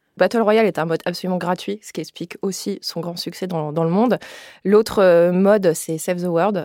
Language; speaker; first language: French; native; French